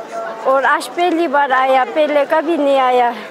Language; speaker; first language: Hindi; non-native, local second language; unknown